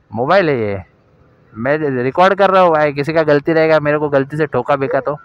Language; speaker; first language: Hindi; non-native, local second language; Marathi